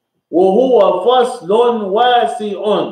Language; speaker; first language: Arabic; non-native, fluent; English